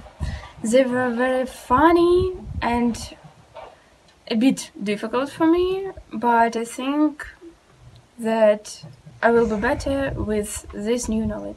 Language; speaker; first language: English; non-native, learner; Russian